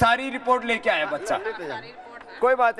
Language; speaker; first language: Hindi; native; Hindi